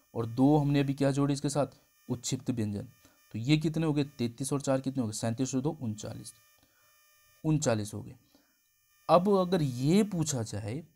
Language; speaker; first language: Hindi; native; Hindi